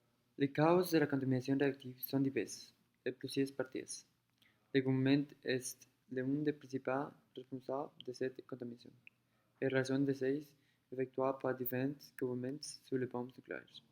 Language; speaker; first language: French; non-native, learner; Spanish